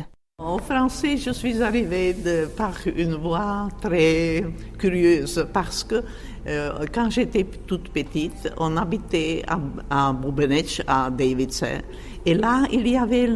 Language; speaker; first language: French; non-native, fluent; Czech